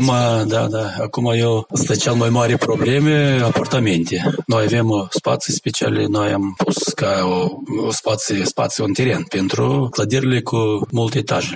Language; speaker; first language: Romanian; non-native, local second language; Gagauz